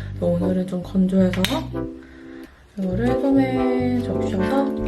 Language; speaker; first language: Korean; native; Korean